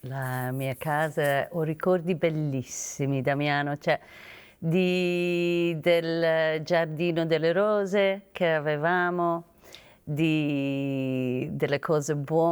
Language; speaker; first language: Italian; non-native, fluent; Persian